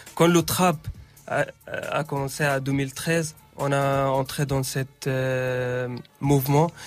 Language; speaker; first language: French; non-native, fluent; Arabic